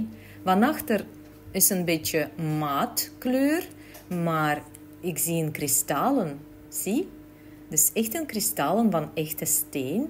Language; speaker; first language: Dutch; non-native, learner; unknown